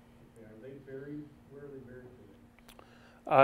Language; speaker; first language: English; native; English